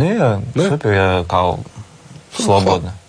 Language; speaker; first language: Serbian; non-native, learner; Russian